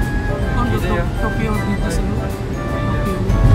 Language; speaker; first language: Japanese; non-native, learner; Filipino